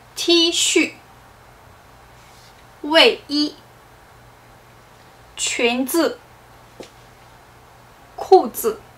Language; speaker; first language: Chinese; non-native, fluent; English